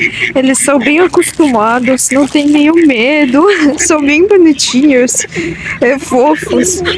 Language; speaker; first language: Portuguese; non-native, learner; Russian